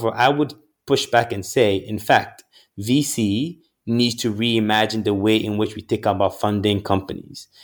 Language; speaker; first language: English; non-native, local second language; Akan